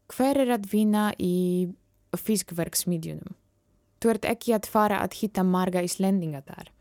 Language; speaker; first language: Icelandic; non-native, fluent; Polish